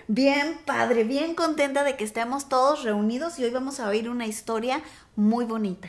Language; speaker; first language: Spanish; native; Spanish